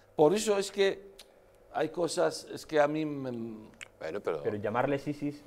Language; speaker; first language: Spanish; non-native, fluent; Arabic